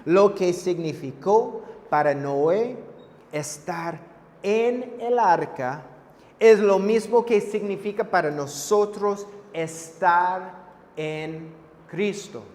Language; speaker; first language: Spanish; non-native, fluent; English